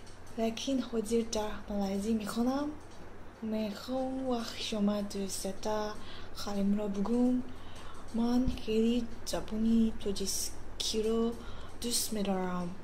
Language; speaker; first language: Persian; non-native, learner; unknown